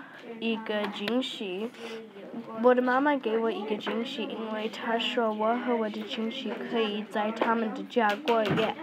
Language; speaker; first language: Chinese; non-native, learner; English